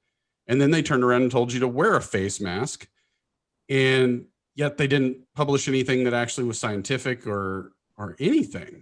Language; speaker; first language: English; native; English